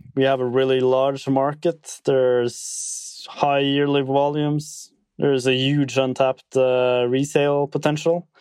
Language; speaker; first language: English; non-native, fluent; Norwegian